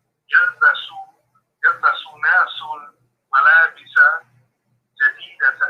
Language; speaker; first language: Arabic; non-native, learner; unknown